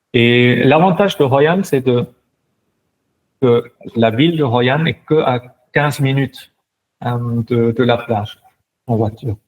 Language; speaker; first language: French; non-native, local second language; German